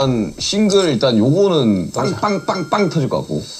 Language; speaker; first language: Korean; native; Korean